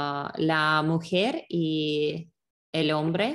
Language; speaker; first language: Spanish; non-native, learner; English